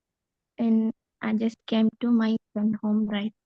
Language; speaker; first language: English; non-native, learner; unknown